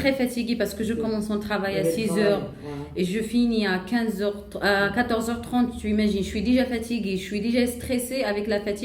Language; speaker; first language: French; non-native, learner; Arabic